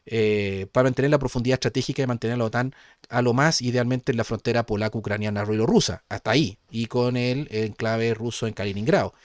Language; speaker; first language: Spanish; native; Spanish